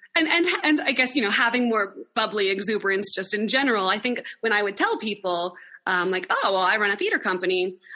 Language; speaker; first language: English; native; English